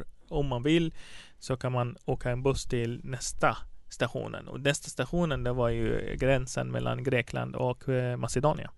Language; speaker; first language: Swedish; non-native, fluent; Arabic